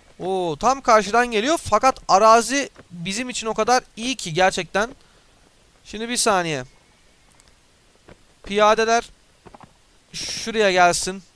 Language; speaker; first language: Turkish; native; Turkish